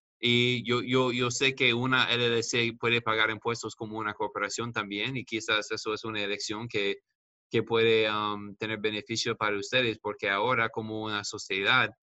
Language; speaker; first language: Spanish; non-native, fluent; English